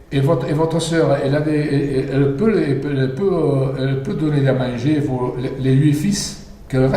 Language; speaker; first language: French; non-native, fluent; Spanish